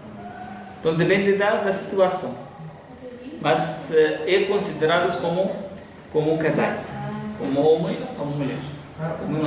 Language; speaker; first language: Portuguese; non-native, fluent; Arabic